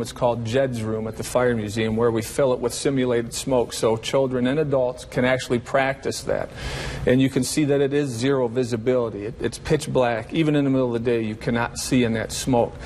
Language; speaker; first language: English; native; English